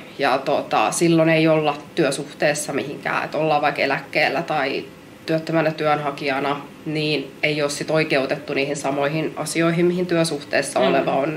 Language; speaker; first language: Finnish; native; Finnish